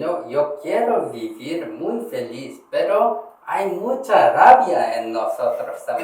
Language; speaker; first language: Spanish; non-native, learner; Korean